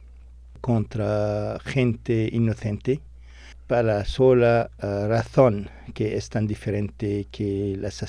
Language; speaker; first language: Spanish; non-native, fluent; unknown